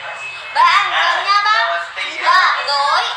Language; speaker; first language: Vietnamese; non-native, learner; Indonesian